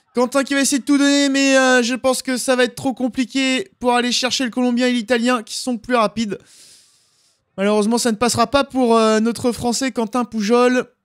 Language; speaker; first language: French; native; French